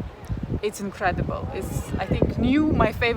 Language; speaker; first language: English; non-native, fluent; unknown